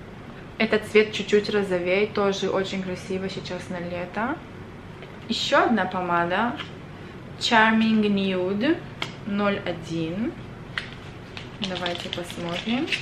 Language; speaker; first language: Russian; early bilingual, other home language; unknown